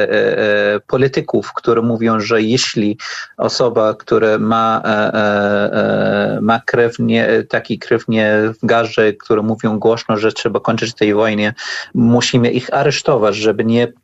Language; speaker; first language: Polish; non-native, learner; Arabic